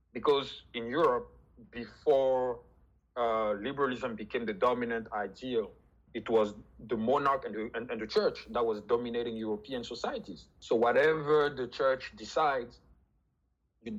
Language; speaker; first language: English; non-native, fluent; French